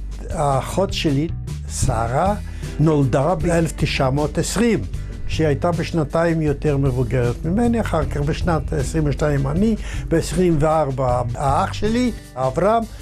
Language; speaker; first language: Hebrew; non-native, fluent; Yiddish